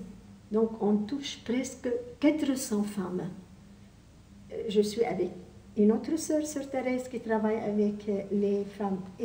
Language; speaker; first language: French; non-native, local second language; Arabic